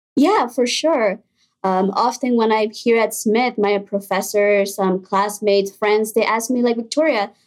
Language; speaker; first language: English; early bilingual, other home language; Spanish